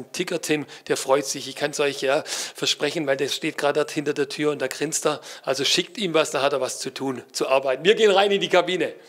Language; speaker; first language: German; native; German